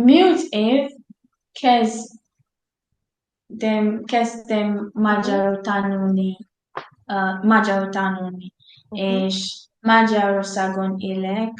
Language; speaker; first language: Hungarian; non-native, learner; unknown